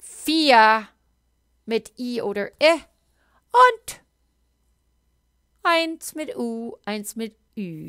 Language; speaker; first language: German; non-native, fluent; English